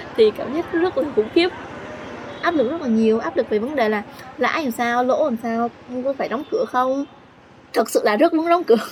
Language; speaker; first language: Vietnamese; native; Vietnamese